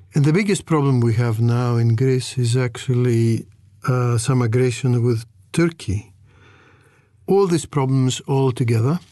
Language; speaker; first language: English; non-native, fluent; Greek